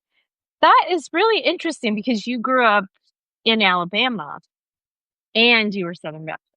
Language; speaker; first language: English; native; English